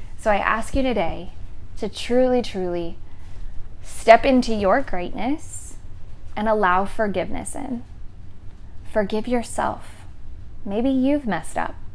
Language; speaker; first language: English; native; English